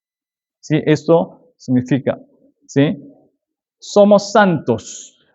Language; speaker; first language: Spanish; non-native, fluent; Korean